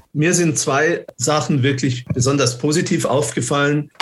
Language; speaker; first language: German; native; German